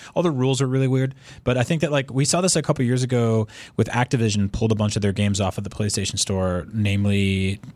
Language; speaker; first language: English; native; English